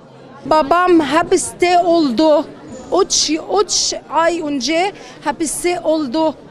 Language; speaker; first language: Turkish; non-native, learner; Arabic